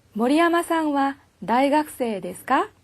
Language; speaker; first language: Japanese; non-native, fluent; Korean